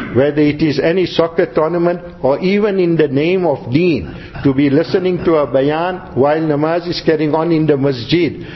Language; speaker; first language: English; native; English